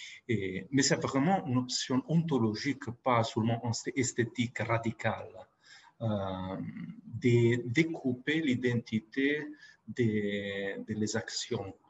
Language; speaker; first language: French; non-native, fluent; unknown